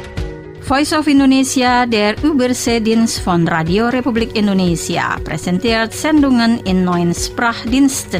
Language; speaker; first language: German; non-native, fluent; Indonesian